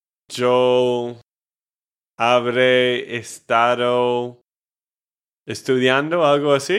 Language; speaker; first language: Spanish; non-native, learner; English